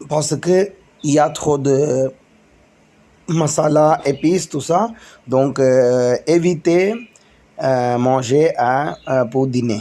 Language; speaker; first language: French; non-native, learner; Tamil